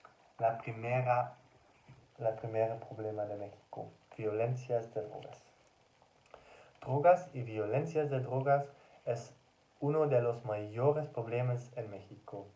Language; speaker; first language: Spanish; non-native, learner; Dutch